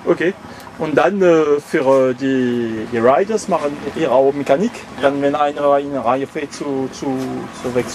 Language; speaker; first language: German; non-native, learner; French